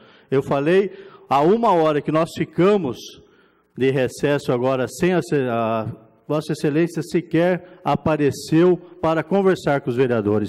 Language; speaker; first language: Portuguese; native; Portuguese